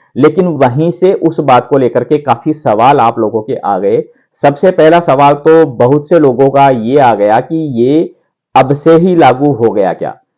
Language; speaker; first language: Hindi; native; Hindi